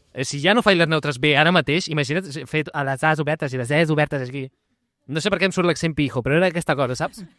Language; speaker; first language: Catalan; non-native, local second language; Spanish